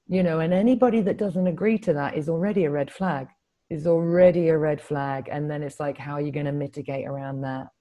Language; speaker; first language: English; native; English